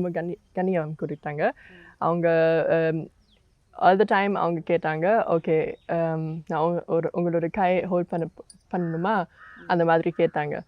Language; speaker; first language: Tamil; non-native, learner; German